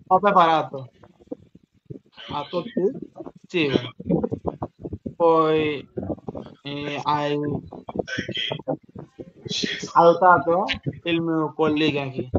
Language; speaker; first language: Italian; non-native, learner; Bangla